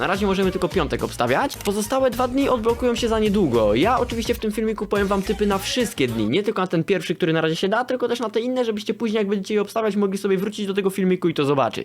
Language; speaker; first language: Polish; native; Polish